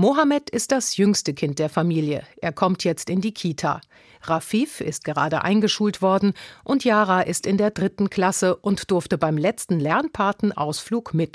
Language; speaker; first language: German; native; German